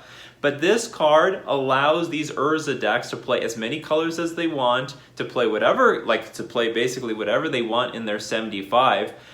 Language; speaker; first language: English; native; English